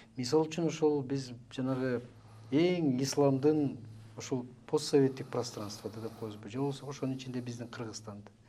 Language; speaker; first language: Kyrgyz; native; Kyrgyz